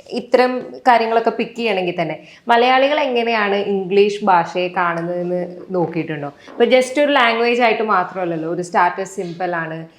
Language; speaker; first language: Malayalam; native; Malayalam